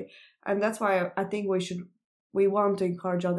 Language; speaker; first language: English; non-native, fluent; Latvian